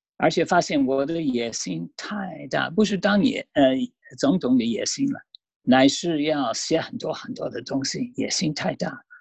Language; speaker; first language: Chinese; non-native, fluent; English